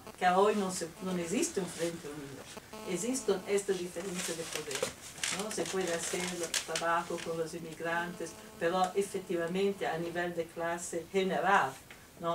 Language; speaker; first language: Spanish; non-native, fluent; Italian